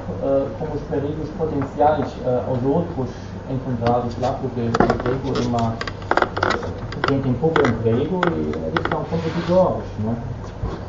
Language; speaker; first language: Portuguese; non-native, fluent; Dutch